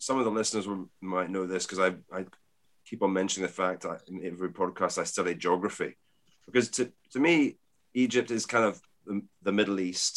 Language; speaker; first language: English; native; English